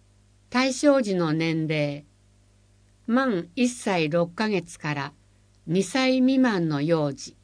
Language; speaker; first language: Japanese; native; Japanese